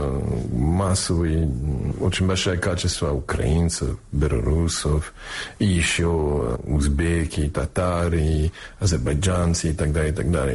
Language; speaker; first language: Russian; non-native, fluent; English